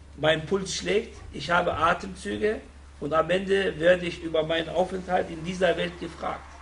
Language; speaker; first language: German; non-native, fluent; Arabic